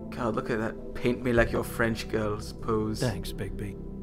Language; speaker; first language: English; native; English